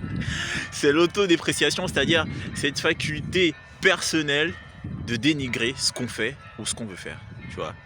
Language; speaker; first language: French; native; French